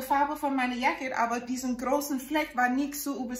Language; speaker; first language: German; non-native, fluent; English